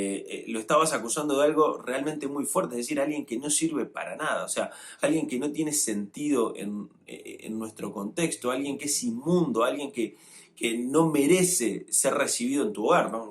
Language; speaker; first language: Spanish; native; Spanish